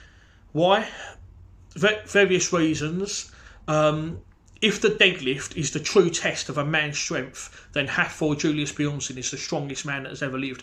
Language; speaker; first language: English; native; English